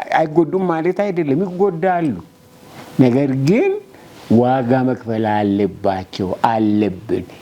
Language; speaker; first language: Amharic; non-native, local second language; Oromo